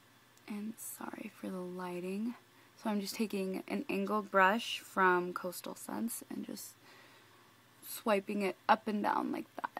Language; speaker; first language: English; native; English